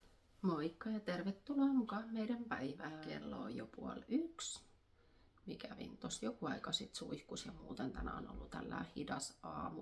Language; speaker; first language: Finnish; native; Finnish